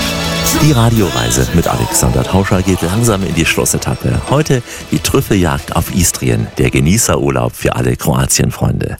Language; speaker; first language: German; native; German